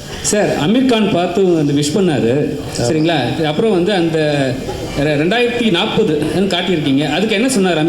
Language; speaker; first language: Tamil; native; Tamil